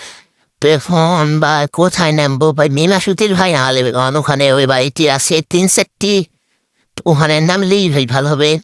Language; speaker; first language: Bangla; native; Bangla